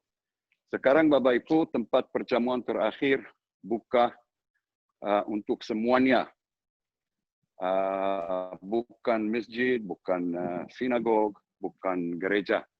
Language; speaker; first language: Indonesian; non-native, learner; Hebrew